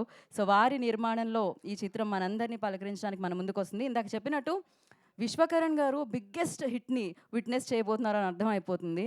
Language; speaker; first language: Telugu; native; Telugu